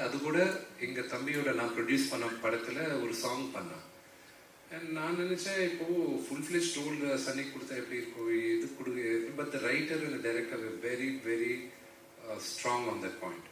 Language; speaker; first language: Tamil; non-native, local second language; Malayalam